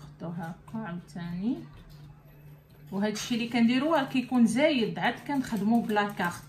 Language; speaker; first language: Arabic; native; Arabic